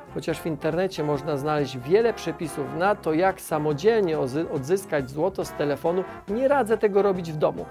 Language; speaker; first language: Polish; native; Polish